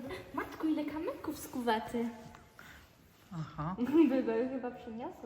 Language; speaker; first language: Polish; native; Polish